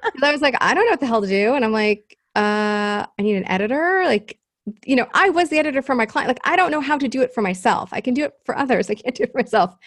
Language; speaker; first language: English; native; English